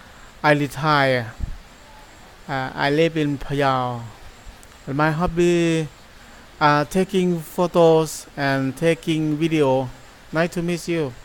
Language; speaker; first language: English; non-native, learner; Thai